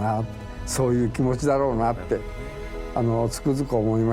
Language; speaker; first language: Japanese; native; Japanese